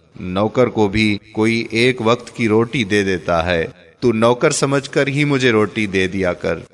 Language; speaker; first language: Urdu; native; Urdu